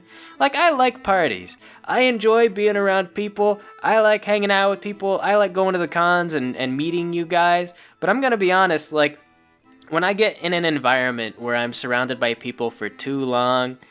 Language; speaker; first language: English; native; English